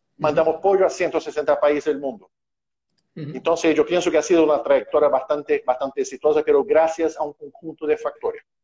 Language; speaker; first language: Spanish; non-native, fluent; Portuguese